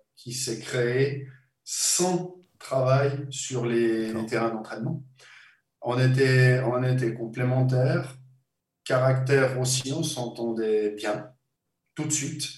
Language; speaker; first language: French; native; French